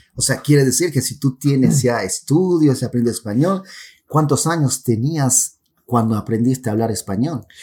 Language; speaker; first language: Spanish; native; Spanish